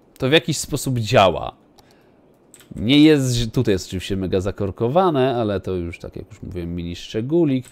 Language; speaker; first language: Polish; native; Polish